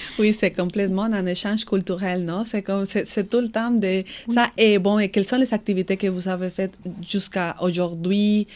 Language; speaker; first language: French; non-native, fluent; Spanish